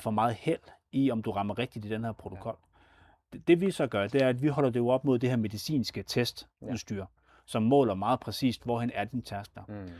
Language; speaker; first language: Danish; native; Danish